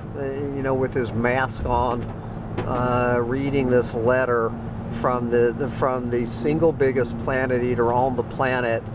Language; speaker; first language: English; native; English